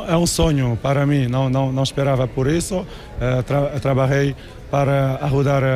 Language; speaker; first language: Portuguese; non-native, local second language; Kabuverdianu